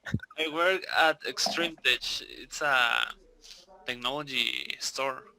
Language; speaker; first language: English; non-native, learner; Spanish